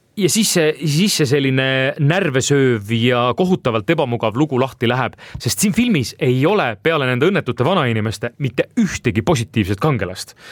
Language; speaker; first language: Estonian; native; Estonian